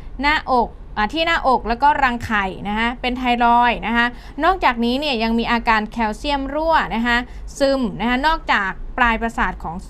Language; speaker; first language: Thai; native; Thai